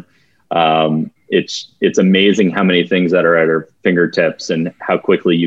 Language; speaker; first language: English; native; English